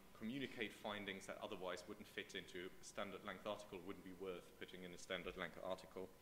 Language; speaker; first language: English; non-native, fluent; German